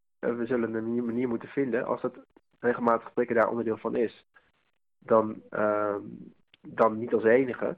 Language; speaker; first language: Dutch; native; Dutch